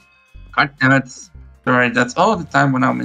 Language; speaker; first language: English; non-native, fluent; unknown